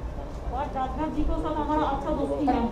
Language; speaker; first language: Hindi; non-native, local second language; Bangla